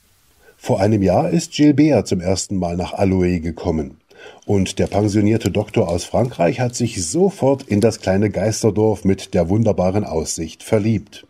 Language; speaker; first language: German; native; German